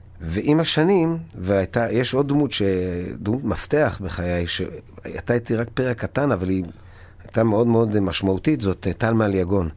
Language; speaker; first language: Hebrew; native; Hebrew